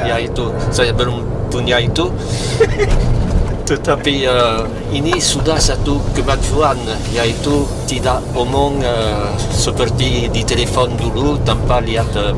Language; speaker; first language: Indonesian; non-native, fluent; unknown